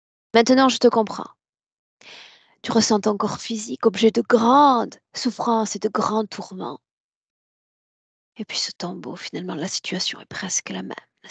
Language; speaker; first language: French; native; French